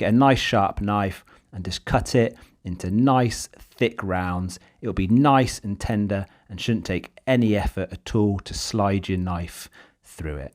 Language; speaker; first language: English; native; English